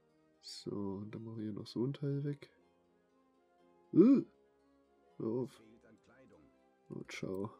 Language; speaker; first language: German; native; German